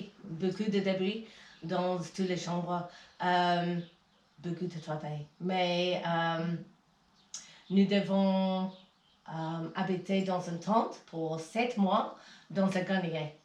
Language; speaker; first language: French; non-native, learner; English